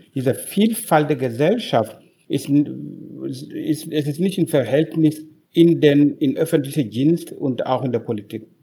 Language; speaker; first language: German; non-native, fluent; Wolof